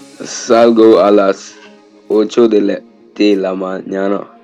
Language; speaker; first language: Spanish; non-native, learner; English